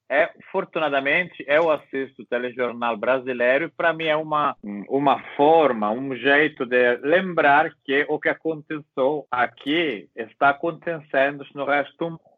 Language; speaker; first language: Portuguese; non-native, learner; Italian